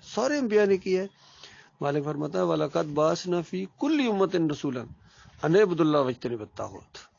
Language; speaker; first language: Urdu; non-native, local second language; Punjabi